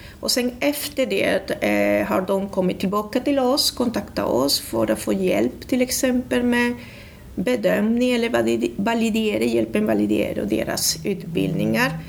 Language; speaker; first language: Swedish; non-native, fluent; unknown